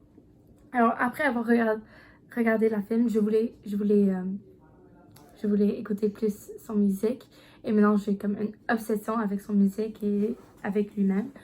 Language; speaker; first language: French; non-native, learner; English